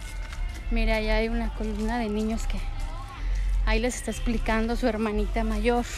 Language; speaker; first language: Spanish; native; Spanish